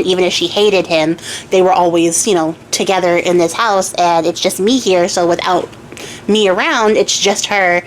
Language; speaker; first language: English; native; English